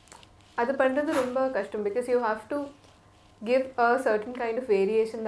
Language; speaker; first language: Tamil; non-native, learner; Tulu